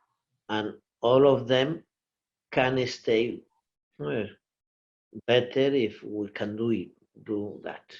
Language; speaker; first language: English; non-native, learner; Portuguese